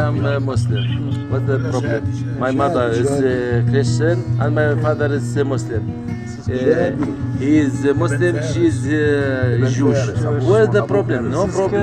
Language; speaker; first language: English; non-native, learner; Arabic